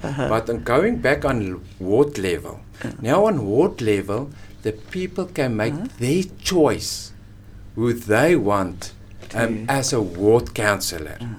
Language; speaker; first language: English; non-native, local second language; Afrikaans